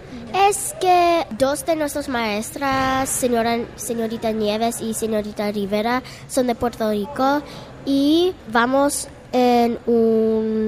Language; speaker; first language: Spanish; non-native, learner; English